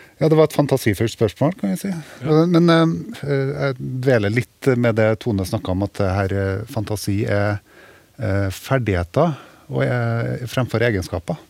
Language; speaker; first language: Norwegian; native; Norwegian